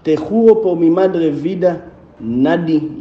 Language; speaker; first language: Spanish; non-native, learner; Hebrew